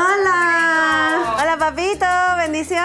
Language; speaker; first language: Spanish; native; Spanish